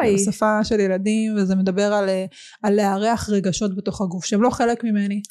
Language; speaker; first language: Hebrew; early bilingual, other home language; Arabic